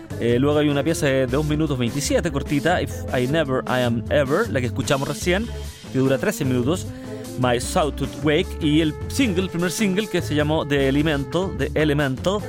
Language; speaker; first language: Spanish; native; Spanish